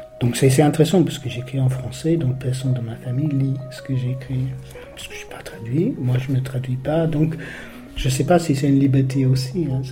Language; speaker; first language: French; non-native, fluent; English